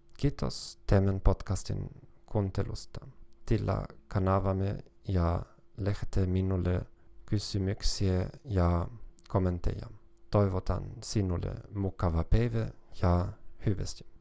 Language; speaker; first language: Finnish; non-native, learner; German